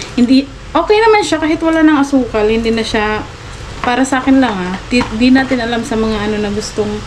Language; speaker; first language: Filipino; non-native, local second language; Bikol